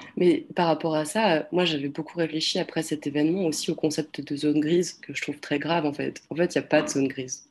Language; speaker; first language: French; native; French